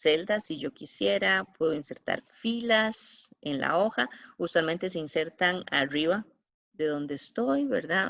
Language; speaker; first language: Spanish; native; Spanish